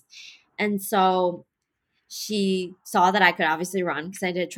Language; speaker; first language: English; native; English